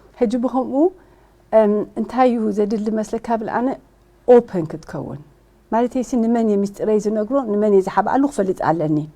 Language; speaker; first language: Tigrinya; early bilingual, heritage; Tigrinya